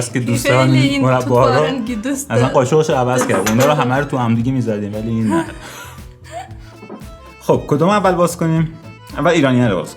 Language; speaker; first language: Persian; native; Persian